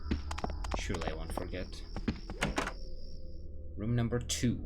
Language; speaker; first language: English; non-native, fluent; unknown